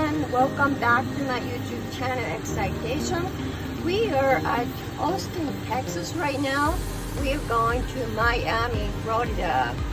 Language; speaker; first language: English; non-native, fluent; Japanese